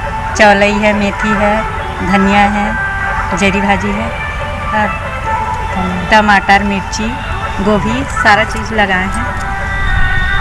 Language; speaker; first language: Hindi; non-native, local second language; Chhattisgarhi